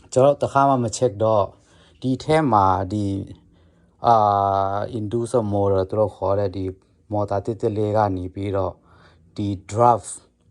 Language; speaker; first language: Burmese; non-native, local second language; Tedim Chin